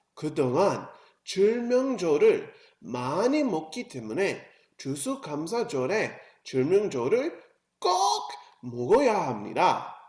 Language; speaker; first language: Korean; non-native, learner; English